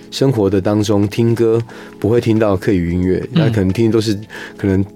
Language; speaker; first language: Chinese; non-native, local second language; Hakka Chinese